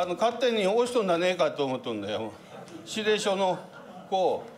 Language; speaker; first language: Japanese; native; Japanese